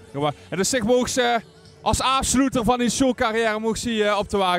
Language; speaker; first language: Dutch; native; Dutch